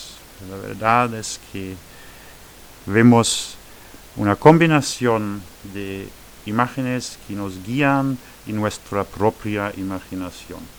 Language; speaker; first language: Spanish; non-native, fluent; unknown